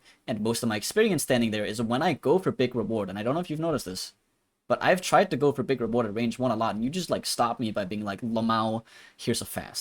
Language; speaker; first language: English; native; English